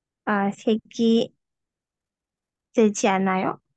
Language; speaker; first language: Korean; non-native, learner; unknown